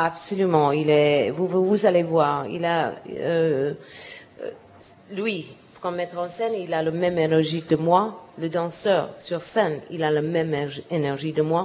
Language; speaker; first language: French; non-native, learner; English